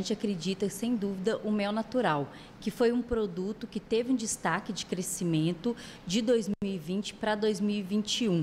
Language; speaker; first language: Portuguese; native; Portuguese